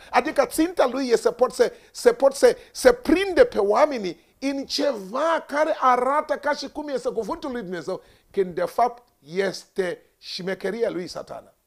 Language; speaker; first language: Romanian; non-native, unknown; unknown